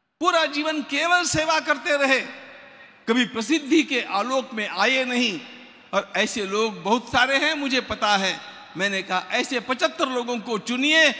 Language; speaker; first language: Hindi; non-native, local second language; Marathi